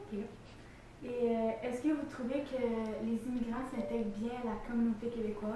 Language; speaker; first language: French; native; French